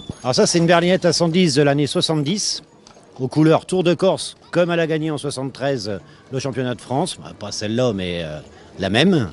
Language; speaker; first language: French; native; French